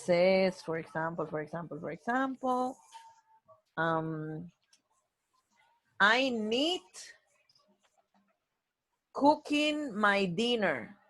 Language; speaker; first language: English; non-native, fluent; Spanish